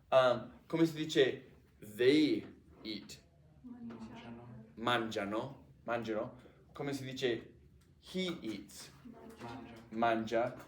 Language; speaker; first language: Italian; non-native, fluent; English